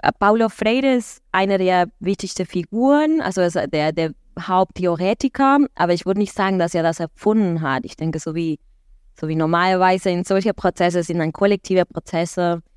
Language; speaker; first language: German; non-native, fluent; Spanish